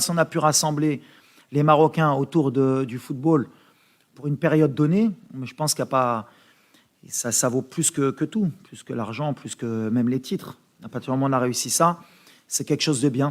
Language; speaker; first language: French; native; French